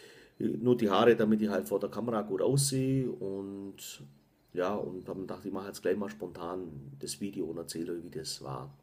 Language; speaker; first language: German; native; German